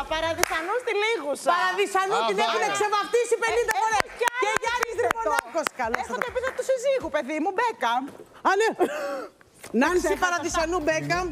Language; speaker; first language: Greek; native; Greek